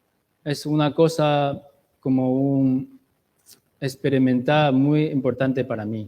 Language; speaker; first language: Spanish; non-native, learner; Chinese